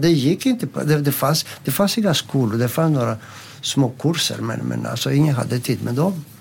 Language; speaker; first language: Swedish; non-native, fluent; Greek